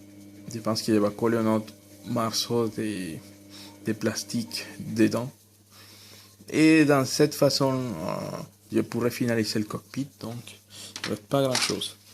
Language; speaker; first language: French; non-native, fluent; Spanish